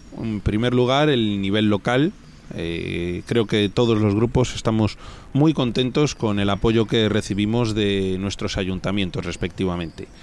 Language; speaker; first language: Spanish; native; Spanish